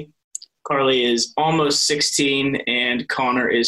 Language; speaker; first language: English; native; English